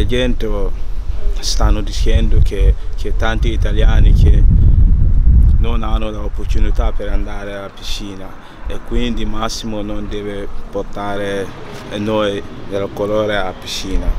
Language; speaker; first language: Italian; non-native, learner; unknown